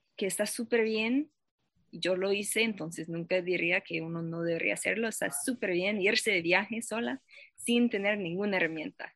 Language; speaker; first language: Spanish; non-native, fluent; English